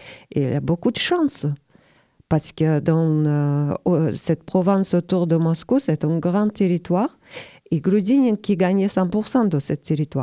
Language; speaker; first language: French; non-native, learner; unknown